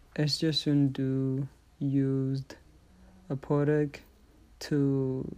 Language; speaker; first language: English; non-native, fluent; Tigrinya